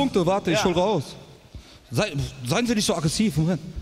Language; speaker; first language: German; native; German